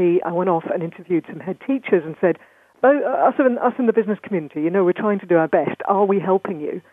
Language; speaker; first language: English; native; English